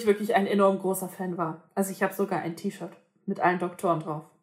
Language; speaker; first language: German; native; German